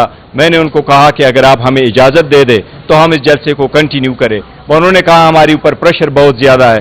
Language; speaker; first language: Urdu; non-native, local second language; Pashto